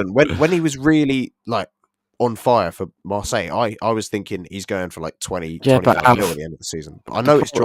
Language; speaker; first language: English; native; English